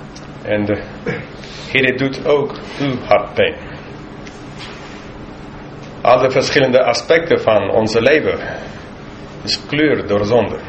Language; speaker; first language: Dutch; non-native, fluent; English